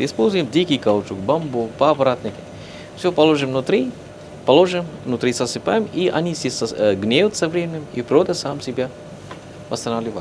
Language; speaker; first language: Russian; non-native, fluent; Sinhala